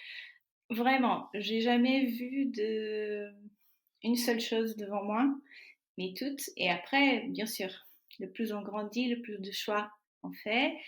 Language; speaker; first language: French; non-native, fluent; Portuguese